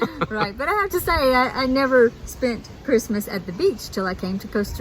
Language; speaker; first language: English; native; English